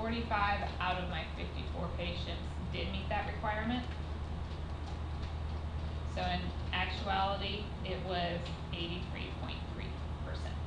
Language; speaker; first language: English; native; English